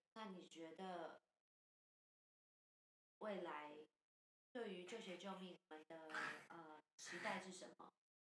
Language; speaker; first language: Chinese; native; Chinese